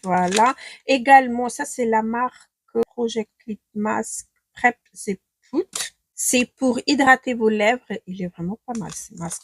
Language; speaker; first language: French; non-native, fluent; Ukrainian